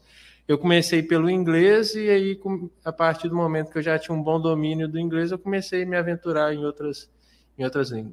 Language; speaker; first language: Portuguese; native; Portuguese